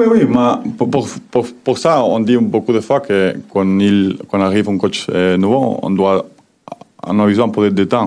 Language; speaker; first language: French; non-native, learner; Spanish